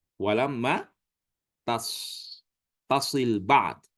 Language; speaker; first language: Arabic; non-native, fluent; Indonesian